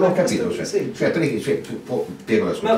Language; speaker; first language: Italian; native; Italian